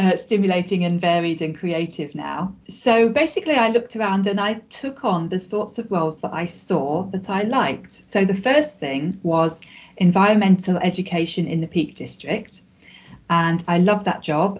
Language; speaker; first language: English; native; English